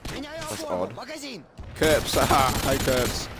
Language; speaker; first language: English; native; English